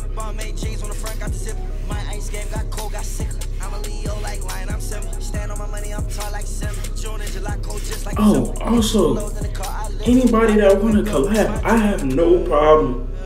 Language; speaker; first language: English; native; English